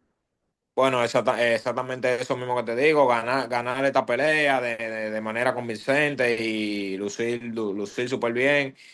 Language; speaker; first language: Spanish; native; Spanish